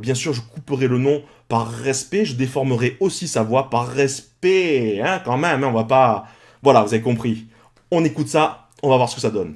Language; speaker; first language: French; native; French